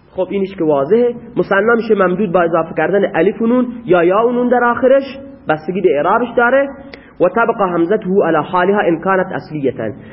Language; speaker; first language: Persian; non-native, local second language; Baluchi